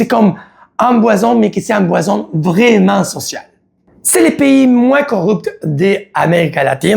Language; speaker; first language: French; non-native, learner; Spanish